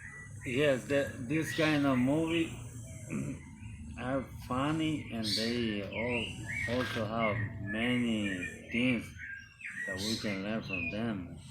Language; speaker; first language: English; non-native, learner; Spanish